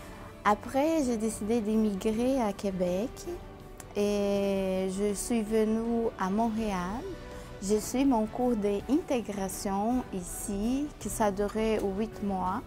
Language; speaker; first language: French; non-native, fluent; Portuguese